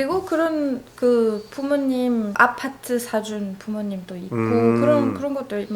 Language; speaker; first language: Korean; non-native, learner; Arabic